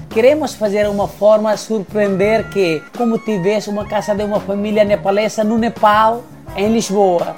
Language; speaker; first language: Portuguese; non-native, fluent; Nepali